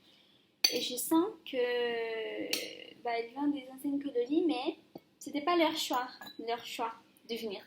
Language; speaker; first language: French; non-native, fluent; Portuguese